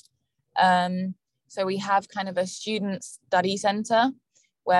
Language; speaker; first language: English; native; English